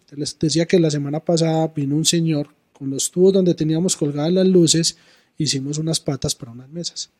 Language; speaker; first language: Spanish; native; Spanish